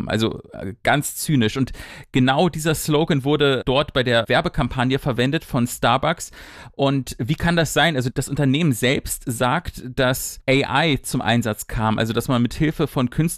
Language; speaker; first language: German; native; German